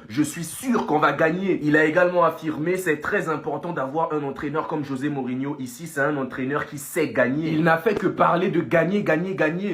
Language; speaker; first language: French; native; French